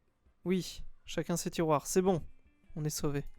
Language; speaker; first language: French; native; French